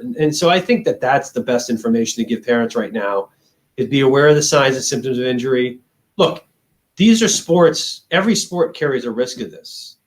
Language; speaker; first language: English; native; English